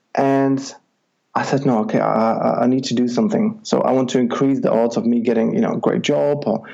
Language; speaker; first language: English; non-native, fluent; Czech